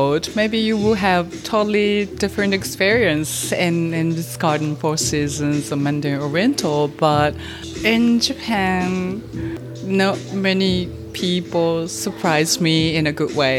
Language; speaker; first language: English; non-native, fluent; Japanese